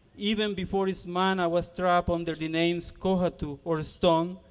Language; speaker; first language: English; non-native, fluent; Spanish